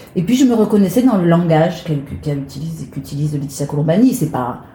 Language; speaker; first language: French; native; French